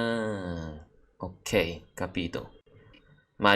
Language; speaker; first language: Italian; non-native, learner; Indonesian